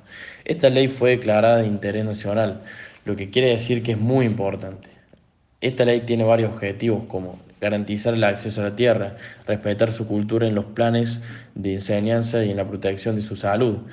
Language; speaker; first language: Spanish; native; Spanish